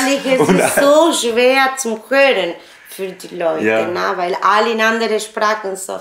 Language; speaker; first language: German; non-native, learner; Spanish